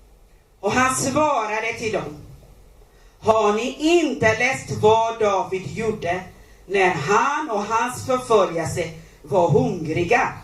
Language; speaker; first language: Swedish; non-native, learner; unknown